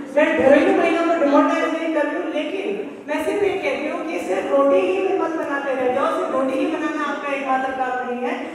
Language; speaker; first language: Hindi; native; Hindi